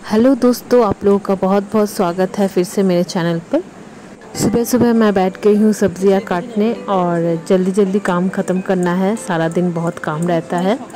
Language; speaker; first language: Hindi; non-native, local second language; Bangla